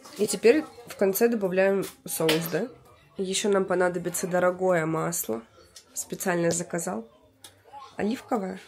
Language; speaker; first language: Russian; native; Russian